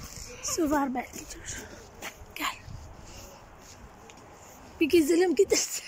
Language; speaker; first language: Turkish; non-native, learner; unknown